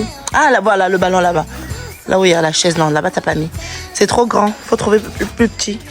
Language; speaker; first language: French; native; French